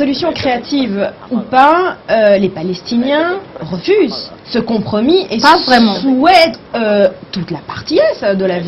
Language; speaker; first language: French; native; French